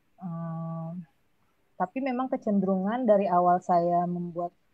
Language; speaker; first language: Indonesian; non-native, local second language; Minangkabau